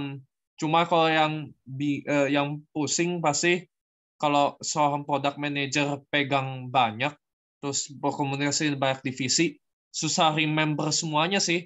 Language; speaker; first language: Indonesian; native; Indonesian